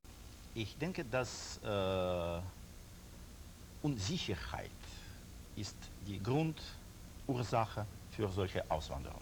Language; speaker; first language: German; non-native, learner; Russian